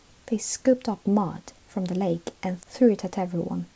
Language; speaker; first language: English; non-native, fluent; Korean